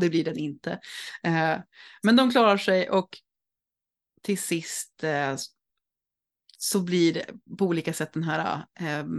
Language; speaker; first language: Swedish; native; Swedish